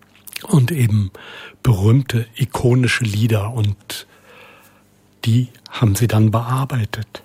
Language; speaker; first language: German; native; German